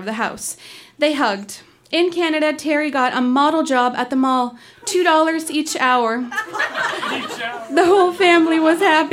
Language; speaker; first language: English; native; English